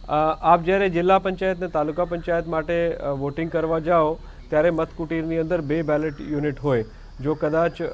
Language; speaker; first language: Gujarati; non-native, local second language; Hindi